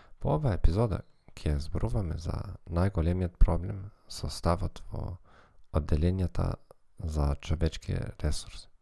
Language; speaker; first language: Macedonian; non-native, fluent; German